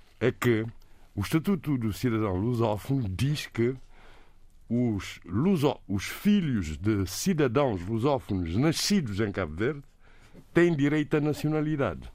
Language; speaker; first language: Portuguese; native; Portuguese